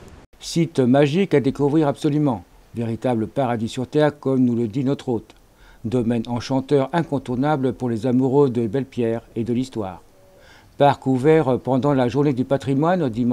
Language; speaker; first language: French; native; French